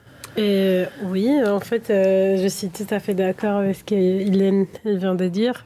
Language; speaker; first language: French; non-native, fluent; Spanish